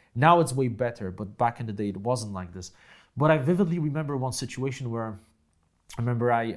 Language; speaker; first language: English; non-native, fluent; Polish